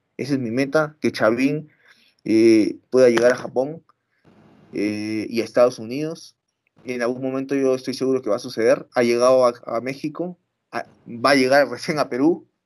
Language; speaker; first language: Spanish; native; Spanish